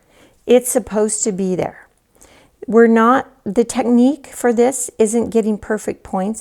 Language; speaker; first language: English; native; English